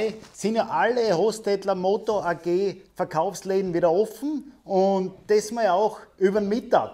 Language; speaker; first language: German; native; German